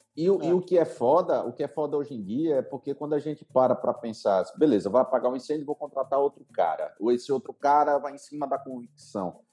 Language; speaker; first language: Portuguese; native; Portuguese